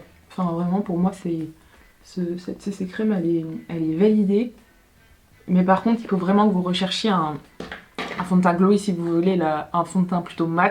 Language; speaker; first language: French; native; French